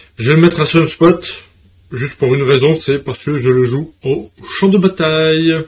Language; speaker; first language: French; native; French